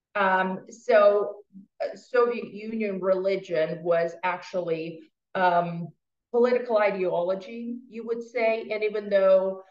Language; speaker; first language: English; non-native, fluent; Russian